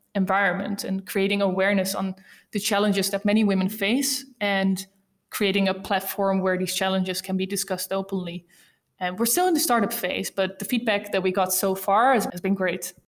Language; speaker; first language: English; non-native, fluent; Dutch